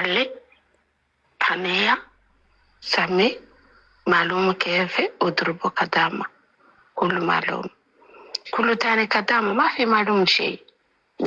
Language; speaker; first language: Arabic; non-native, learner; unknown